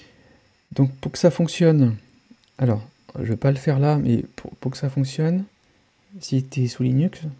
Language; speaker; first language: French; native; French